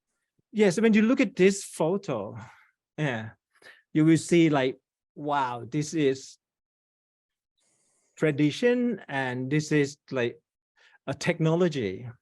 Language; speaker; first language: English; non-native, fluent; Thai